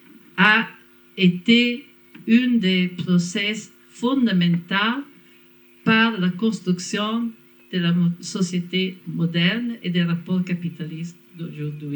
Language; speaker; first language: French; non-native, fluent; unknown